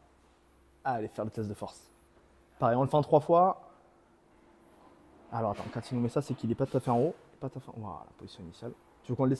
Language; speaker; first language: French; native; French